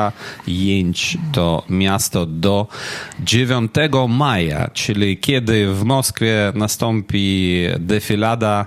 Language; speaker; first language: Polish; non-native, fluent; Ukrainian